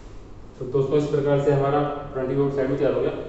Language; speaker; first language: Hindi; native; Hindi